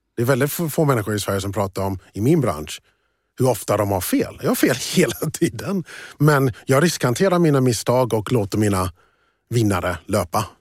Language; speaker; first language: Swedish; early bilingual, other home language; English